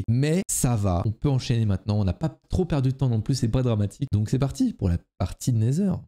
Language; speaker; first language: French; native; French